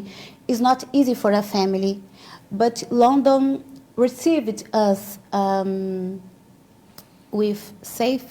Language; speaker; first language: English; non-native, learner; Portuguese